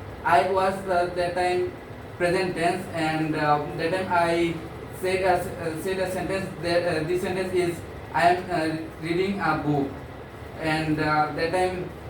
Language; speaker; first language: English; non-native, learner; Bangla